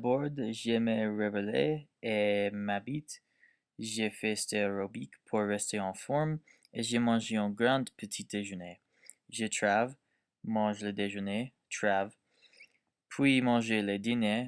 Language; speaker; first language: French; non-native, learner; English